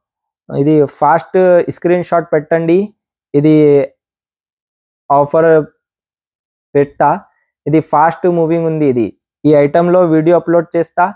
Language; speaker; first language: Telugu; non-native, local second language; Urdu